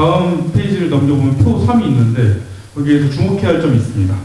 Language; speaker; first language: Korean; native; Korean